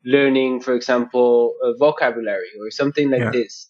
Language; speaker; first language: English; non-native, fluent; Spanish